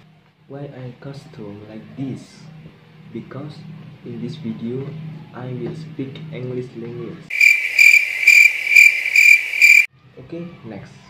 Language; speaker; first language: English; non-native, learner; Indonesian